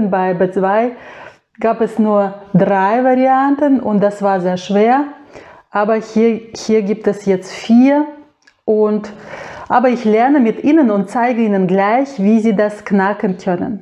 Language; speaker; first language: German; non-native, fluent; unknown